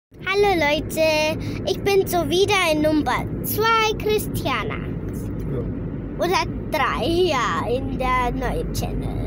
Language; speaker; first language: German; early bilingual, other home language; Vietnamese